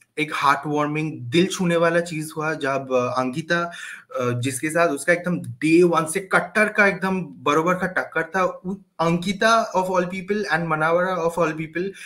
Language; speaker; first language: Hindi; native; Hindi